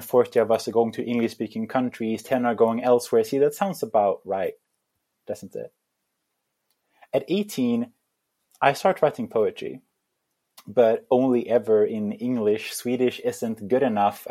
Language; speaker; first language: English; non-native, fluent; Swedish